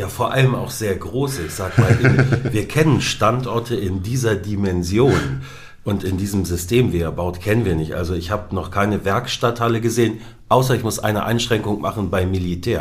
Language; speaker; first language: German; native; German